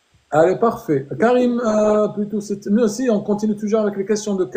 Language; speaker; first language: French; native; French